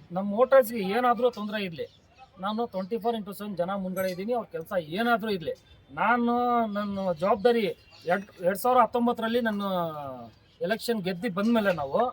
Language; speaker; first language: Kannada; non-native, local second language; Urdu